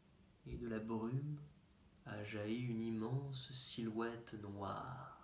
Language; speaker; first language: French; native; French